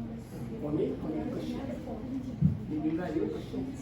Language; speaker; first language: English; non-native, fluent; Indonesian